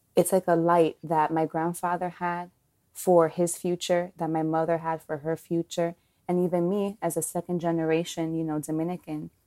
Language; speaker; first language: English; native; English